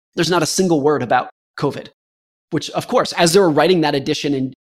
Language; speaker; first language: English; native; English